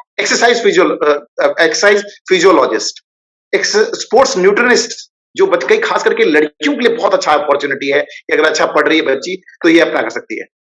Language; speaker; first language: Hindi; native; Hindi